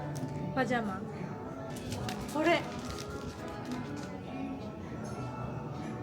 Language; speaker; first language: Japanese; non-native, fluent; Filipino